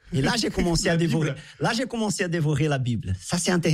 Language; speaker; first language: French; non-native, fluent; Portuguese